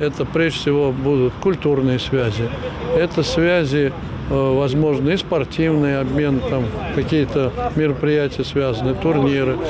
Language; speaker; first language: Russian; native; Russian